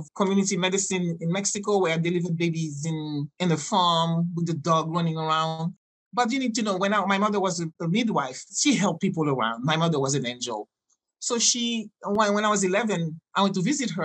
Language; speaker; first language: English; non-native, fluent; French